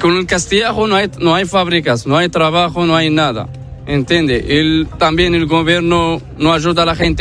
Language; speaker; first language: Spanish; non-native, learner; Arabic